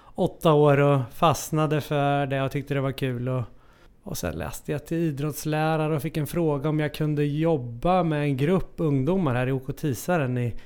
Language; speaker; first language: Swedish; native; Swedish